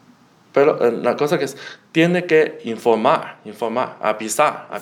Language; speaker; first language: Spanish; non-native, learner; Chinese